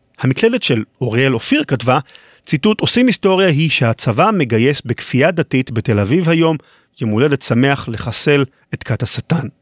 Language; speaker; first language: Hebrew; native; Hebrew